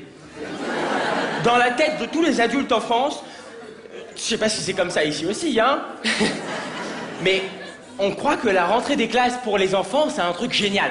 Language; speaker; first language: French; native; French